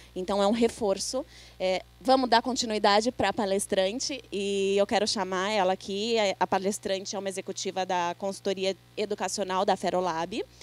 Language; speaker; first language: Portuguese; native; Portuguese